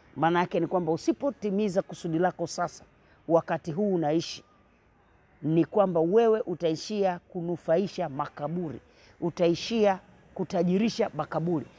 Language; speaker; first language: Swahili; native; Swahili